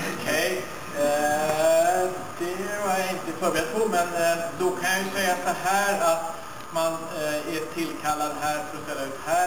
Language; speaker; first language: Swedish; native; Swedish